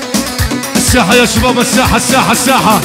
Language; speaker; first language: Arabic; native; Arabic